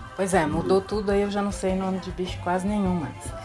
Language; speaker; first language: Portuguese; native; Portuguese